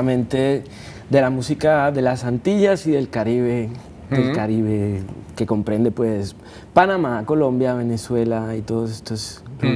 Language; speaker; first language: Spanish; native; Spanish